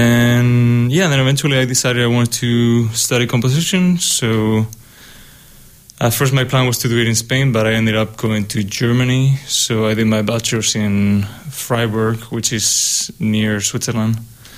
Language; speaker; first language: English; non-native, fluent; Spanish